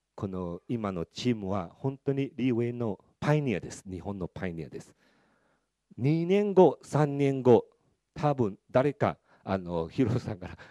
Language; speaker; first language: Japanese; non-native, fluent; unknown